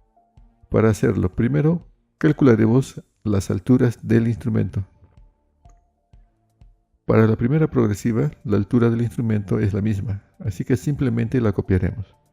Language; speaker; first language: Spanish; native; Spanish